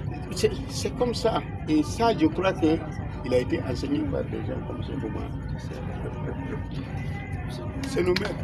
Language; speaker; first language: French; non-native, local second language; Bambara